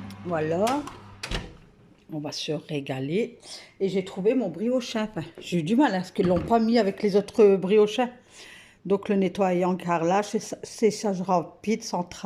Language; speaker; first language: French; native; French